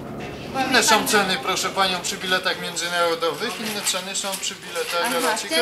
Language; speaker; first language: Polish; native; Polish